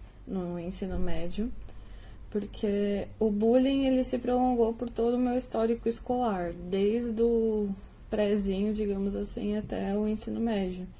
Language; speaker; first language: Portuguese; native; Portuguese